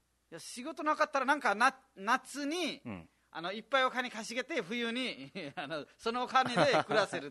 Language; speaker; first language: Japanese; non-native, fluent; Nepali